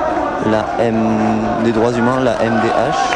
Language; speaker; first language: French; native; French